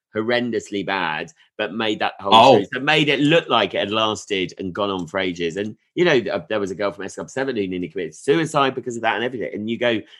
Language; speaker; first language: English; native; English